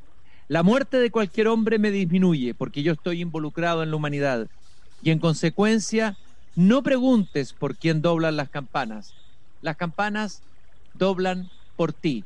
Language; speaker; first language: Spanish; native; Spanish